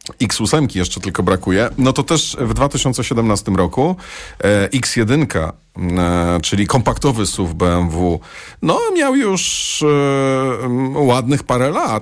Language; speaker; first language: Polish; native; Polish